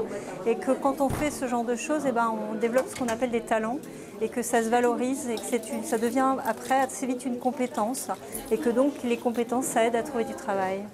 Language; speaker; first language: French; native; French